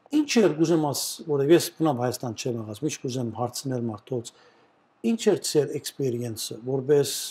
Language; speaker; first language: Armenian; early bilingual, heritage; Armenian